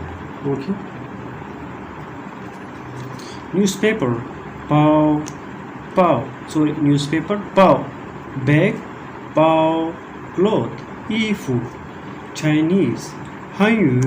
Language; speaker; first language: English; non-native, local second language; Urdu